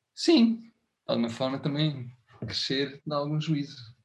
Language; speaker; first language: Portuguese; native; Portuguese